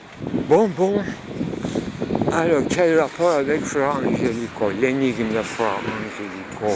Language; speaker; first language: French; non-native, fluent; Turkish